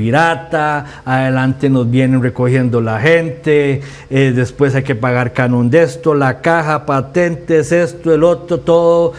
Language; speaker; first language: Spanish; native; Spanish